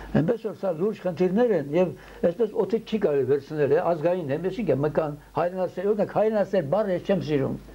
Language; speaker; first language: Armenian; early bilingual, heritage; Armenian